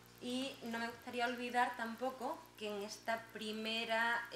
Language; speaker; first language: Spanish; native; Spanish